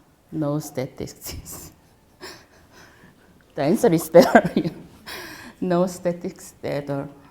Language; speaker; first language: English; non-native, fluent; Korean